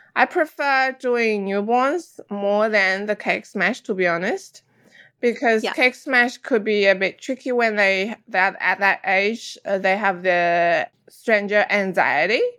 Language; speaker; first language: English; non-native, fluent; Chinese